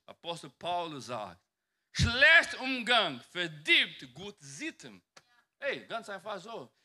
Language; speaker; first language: German; non-native, fluent; Portuguese